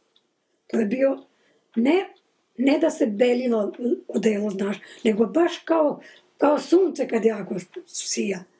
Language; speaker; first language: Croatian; non-native, local second language; Slovak